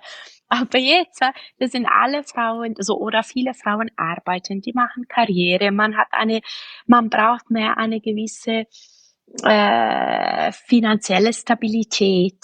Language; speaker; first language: German; non-native, fluent; Italian